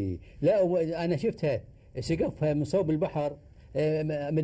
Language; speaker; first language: Arabic; native; Arabic